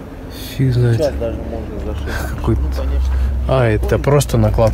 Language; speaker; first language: Russian; native; Russian